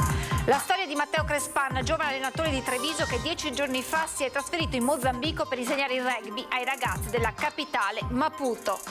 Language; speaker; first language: Italian; native; Italian